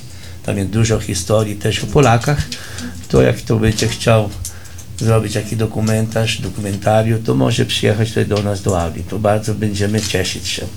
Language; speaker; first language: Polish; early bilingual, heritage; Polish